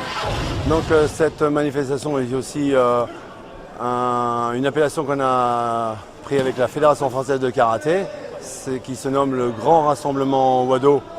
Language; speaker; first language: French; native; French